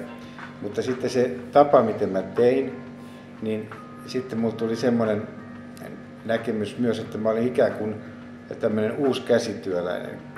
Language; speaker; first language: Finnish; native; Finnish